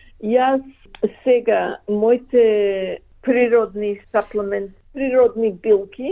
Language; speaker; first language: Macedonian; early bilingual, heritage; Macedonian